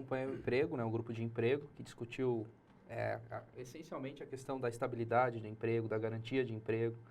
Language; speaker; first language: Portuguese; native; Portuguese